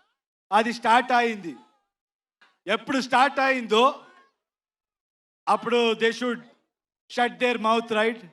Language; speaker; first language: Telugu; non-native, learner; Kannada